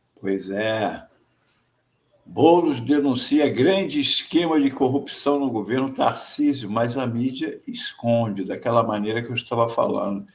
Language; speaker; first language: Portuguese; native; Portuguese